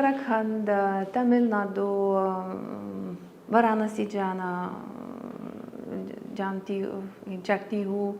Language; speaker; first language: Hindi; non-native, learner; Lithuanian